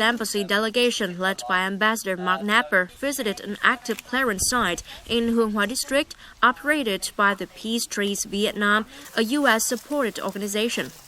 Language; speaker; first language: English; non-native, fluent; Vietnamese